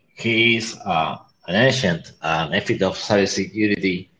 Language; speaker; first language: English; non-native, learner; Spanish